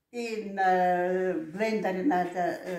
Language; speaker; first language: Russian; non-native, local second language; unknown